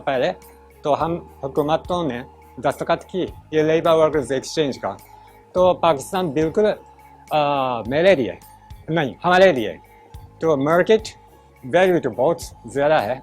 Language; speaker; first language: Hindi; non-native, learner; Japanese